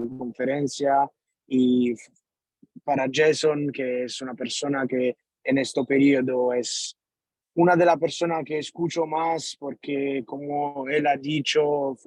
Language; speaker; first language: Spanish; non-native, learner; Italian